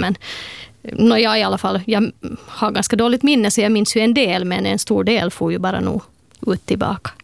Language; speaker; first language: Swedish; native; Swedish